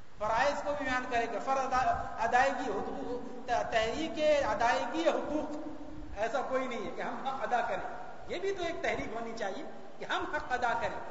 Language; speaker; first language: Urdu; native; Urdu